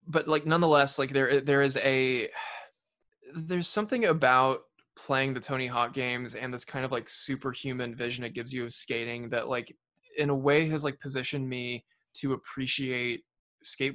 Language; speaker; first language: English; native; English